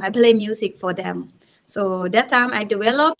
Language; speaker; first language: English; non-native, learner; Thai